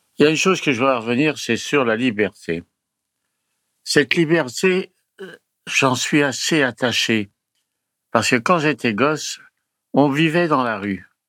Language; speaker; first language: French; early bilingual, other home language; Italian